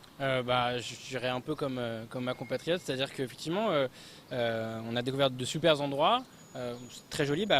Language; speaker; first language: French; native; French